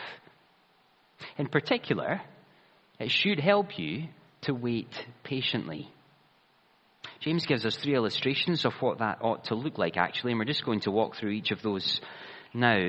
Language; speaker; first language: English; native; English